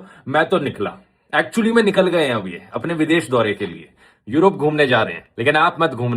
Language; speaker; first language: Hindi; native; Hindi